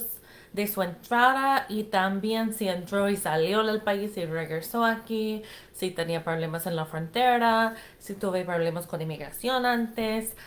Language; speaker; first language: Spanish; non-native, fluent; English